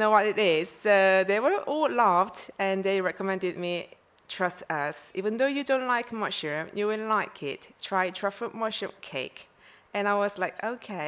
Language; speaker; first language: English; non-native, fluent; Korean